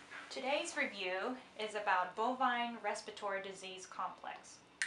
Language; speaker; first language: English; non-native, fluent; Japanese